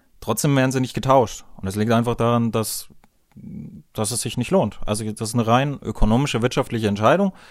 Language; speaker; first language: German; native; German